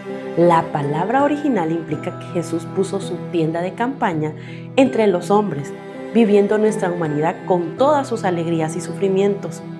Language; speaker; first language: Spanish; native; Spanish